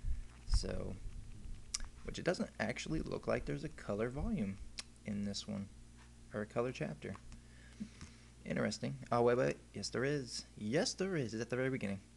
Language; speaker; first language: English; native; English